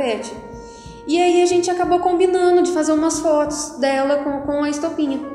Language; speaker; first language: Portuguese; native; Portuguese